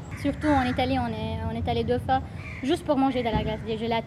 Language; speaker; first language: French; non-native, fluent; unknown